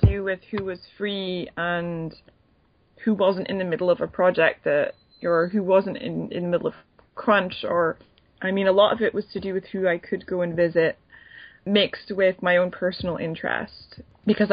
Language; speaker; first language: English; native; English